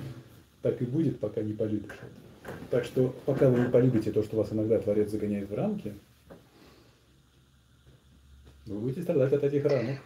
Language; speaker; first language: Russian; native; Russian